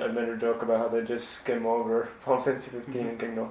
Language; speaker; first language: English; native; English